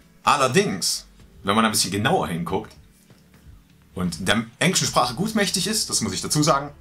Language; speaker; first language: German; native; German